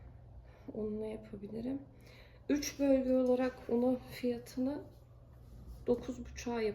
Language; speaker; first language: Turkish; native; Turkish